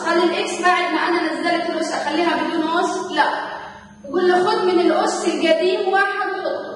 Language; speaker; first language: Arabic; native; Arabic